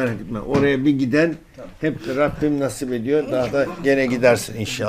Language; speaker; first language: Turkish; native; Turkish